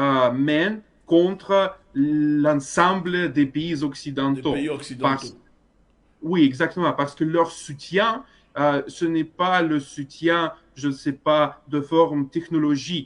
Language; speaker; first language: French; non-native, fluent; Russian